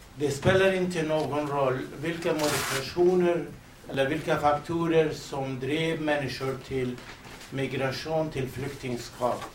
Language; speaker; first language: Swedish; non-native, fluent; Kurdish